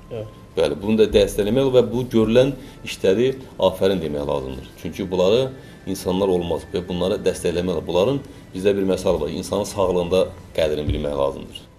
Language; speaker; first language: Azerbaijani; native; Azerbaijani